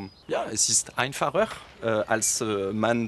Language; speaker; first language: German; non-native, learner; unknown